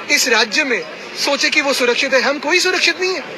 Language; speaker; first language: Hindi; non-native, local second language; Marathi